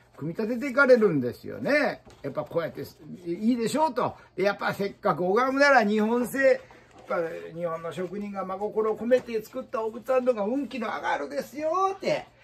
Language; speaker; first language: Japanese; native; Japanese